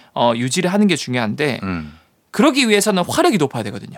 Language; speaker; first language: Korean; native; Korean